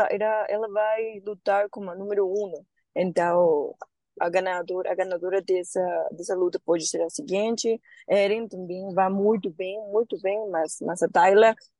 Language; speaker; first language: Portuguese; non-native, learner; Spanish